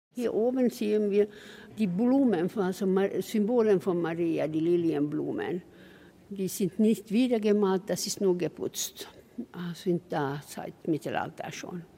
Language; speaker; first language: German; non-native, fluent; Swedish